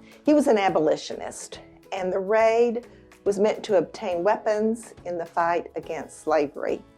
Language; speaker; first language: English; native; English